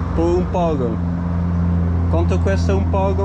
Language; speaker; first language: Spanish; non-native, learner; Dutch